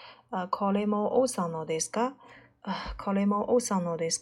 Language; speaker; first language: Japanese; non-native, learner; Chinese